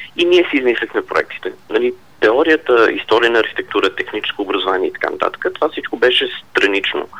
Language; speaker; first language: Bulgarian; early bilingual, heritage; Bulgarian